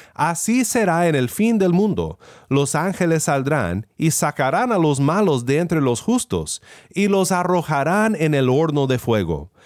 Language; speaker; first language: Spanish; native; Spanish